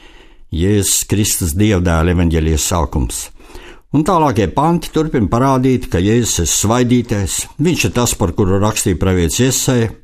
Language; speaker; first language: Latvian; native; Latvian